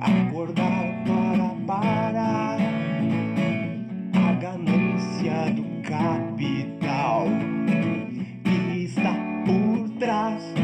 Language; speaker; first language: Portuguese; native; Portuguese